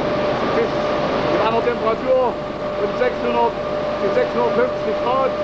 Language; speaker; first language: German; native; German